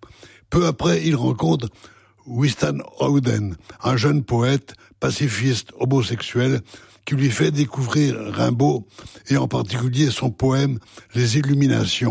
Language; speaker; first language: French; native; French